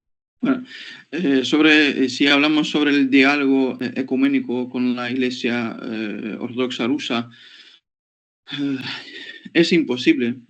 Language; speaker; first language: Spanish; non-native, fluent; Ukrainian